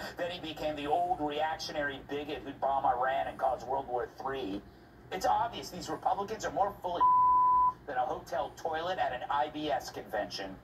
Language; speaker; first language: English; native; English